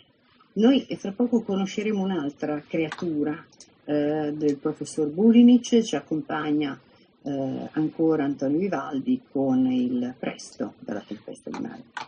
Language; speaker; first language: Italian; native; Italian